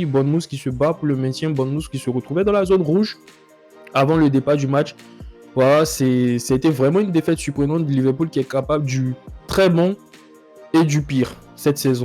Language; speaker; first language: French; native; French